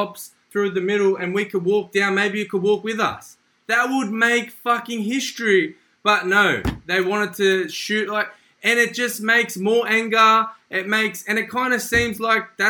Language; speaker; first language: English; native; English